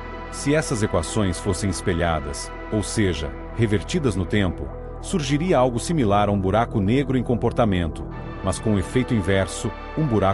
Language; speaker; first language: Portuguese; native; Portuguese